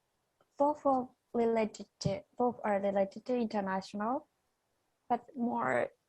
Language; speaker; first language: English; non-native, fluent; Japanese